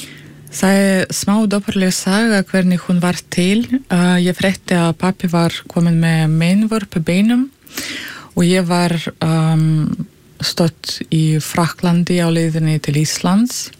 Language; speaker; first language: Icelandic; non-native, fluent; Russian